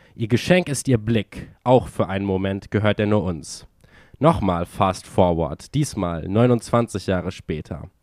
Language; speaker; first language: German; native; German